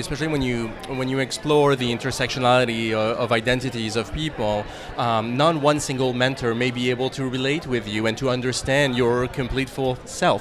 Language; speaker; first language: English; non-native, fluent; French